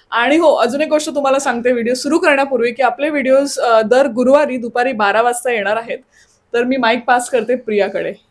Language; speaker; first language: Marathi; native; Marathi